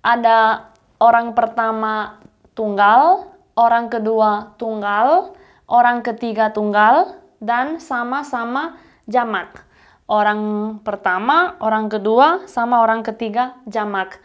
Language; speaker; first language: Indonesian; non-native, fluent; Spanish